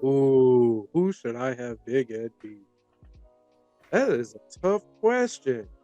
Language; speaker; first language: English; native; English